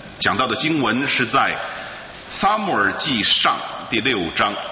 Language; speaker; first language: Chinese; native; Chinese